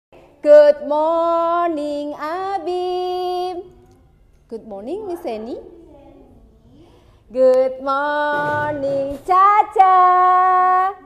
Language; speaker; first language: English; non-native, learner; Indonesian